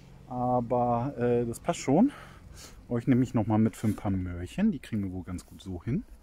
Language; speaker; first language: German; native; German